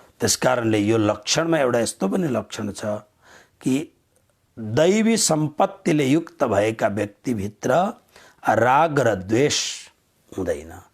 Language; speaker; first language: Nepali; native; Nepali